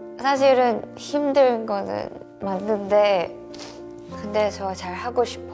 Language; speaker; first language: Korean; non-native, learner; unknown